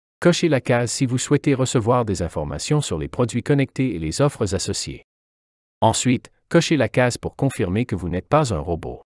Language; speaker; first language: French; native; French